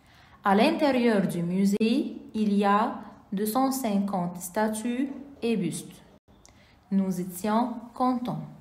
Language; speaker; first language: French; non-native, fluent; Arabic